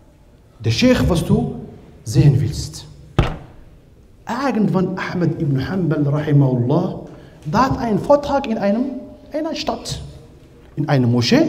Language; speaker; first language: German; non-native, learner; Arabic